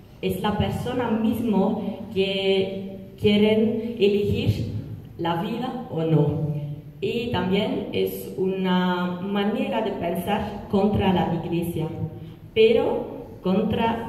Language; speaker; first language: Spanish; non-native, learner; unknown